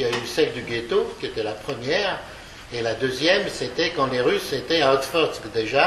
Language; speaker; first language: French; early bilingual, other home language; Polish